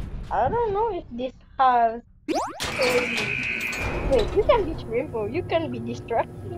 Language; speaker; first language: English; non-native, local second language; Filipino